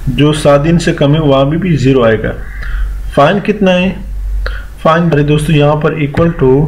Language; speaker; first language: Urdu; non-native, local second language; Punjabi